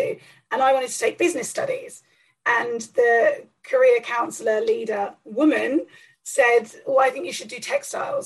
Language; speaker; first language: English; native; English